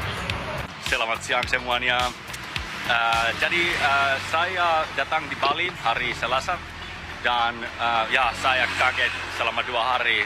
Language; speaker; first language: Indonesian; non-native, fluent; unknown